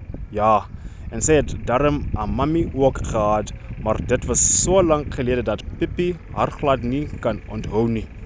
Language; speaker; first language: Afrikaans; non-native, learner; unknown